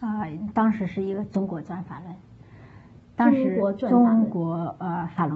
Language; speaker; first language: Chinese; native; Chinese